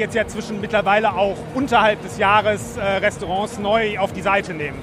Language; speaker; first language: German; native; German